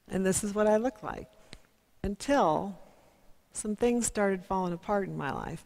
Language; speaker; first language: English; native; English